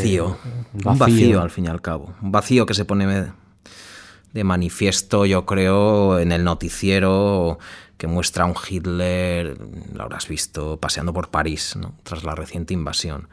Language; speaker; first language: Spanish; native; Spanish